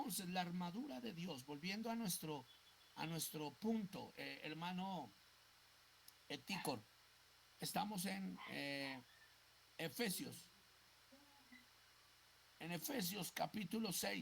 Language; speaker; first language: Spanish; native; Spanish